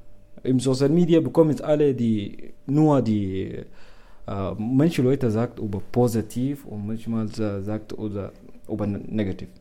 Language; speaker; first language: German; non-native, learner; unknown